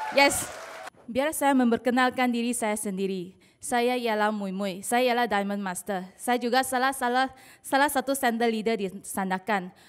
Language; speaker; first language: Malay; non-native, local second language; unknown